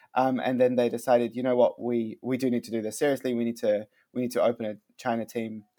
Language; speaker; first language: English; native; English